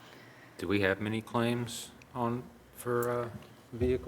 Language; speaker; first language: English; native; English